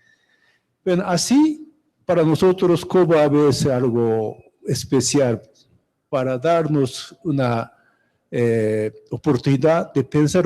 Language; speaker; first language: Spanish; non-native, fluent; Japanese